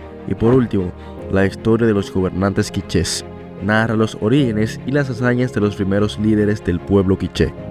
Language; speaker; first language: Spanish; native; Spanish